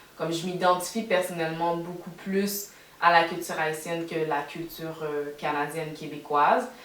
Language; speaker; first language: French; native; French